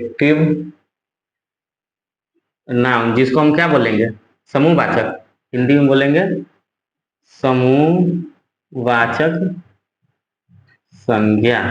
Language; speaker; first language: Hindi; non-native, local second language; Bhojpuri